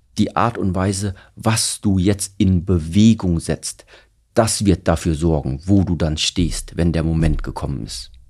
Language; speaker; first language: German; early bilingual, other home language; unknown